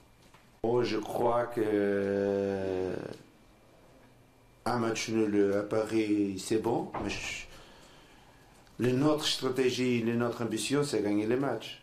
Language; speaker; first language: French; non-native, learner; Portuguese